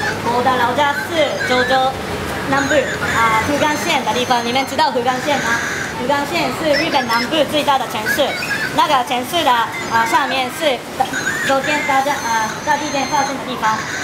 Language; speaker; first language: Chinese; non-native, learner; Japanese